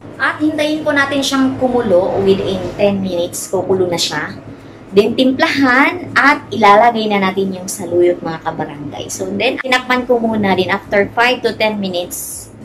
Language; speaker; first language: Filipino; non-native, local second language; Cebuano